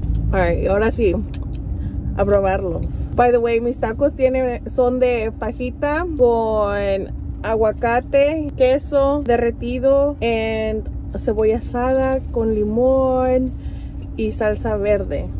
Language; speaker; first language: Spanish; early bilingual, heritage; Spanish